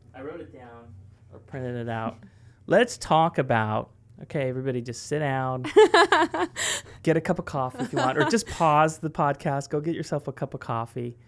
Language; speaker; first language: English; early bilingual, other home language; Spanish